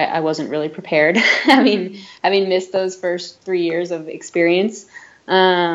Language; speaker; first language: English; native; English